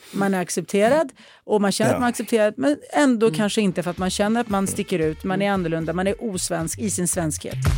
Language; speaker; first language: Swedish; early bilingual, other home language; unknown